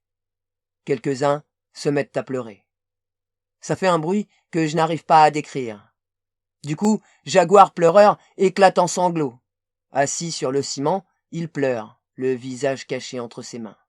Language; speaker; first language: French; native; French